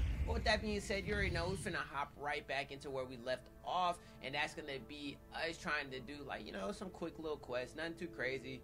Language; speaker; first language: English; native; English